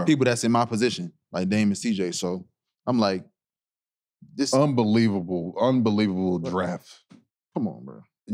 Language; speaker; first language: English; native; English